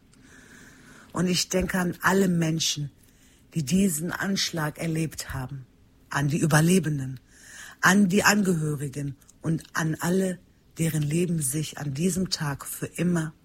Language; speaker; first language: German; early bilingual, other home language; Turkish